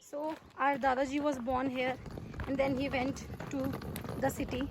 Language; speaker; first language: English; non-native, local second language; Hindi